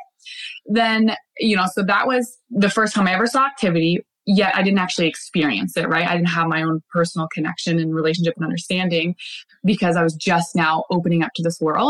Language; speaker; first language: English; native; English